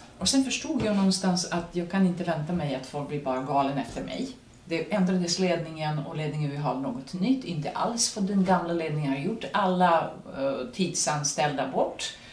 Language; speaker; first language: Swedish; non-native, fluent; Serbian